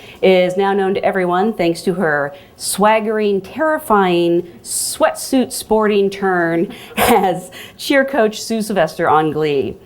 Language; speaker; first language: English; native; English